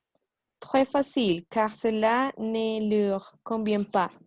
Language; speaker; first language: French; non-native, learner; Spanish